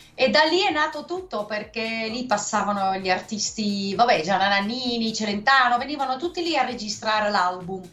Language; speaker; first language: Italian; non-native, fluent; Dutch